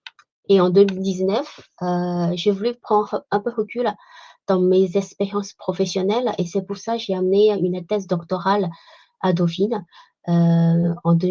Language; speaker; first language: French; non-native, fluent; Chinese